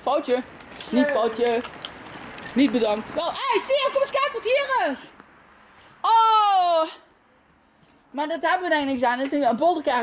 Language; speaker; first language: Dutch; native; Dutch